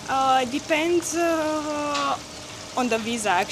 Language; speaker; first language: English; non-native, fluent; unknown